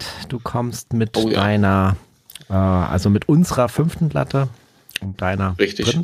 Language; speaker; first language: German; native; German